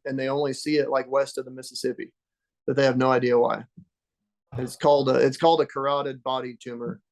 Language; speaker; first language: English; native; English